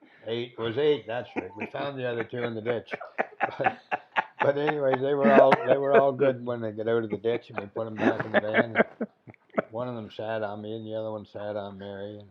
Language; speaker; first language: English; native; English